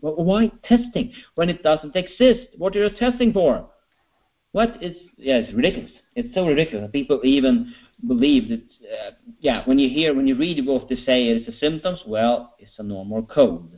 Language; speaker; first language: English; non-native, fluent; Swedish